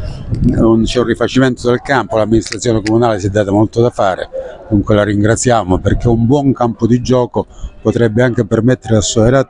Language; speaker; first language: Italian; native; Italian